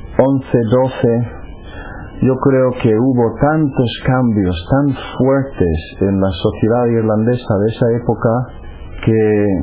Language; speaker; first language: Spanish; non-native, fluent; English